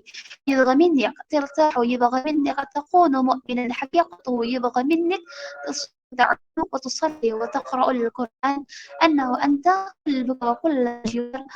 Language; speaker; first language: Arabic; native; Arabic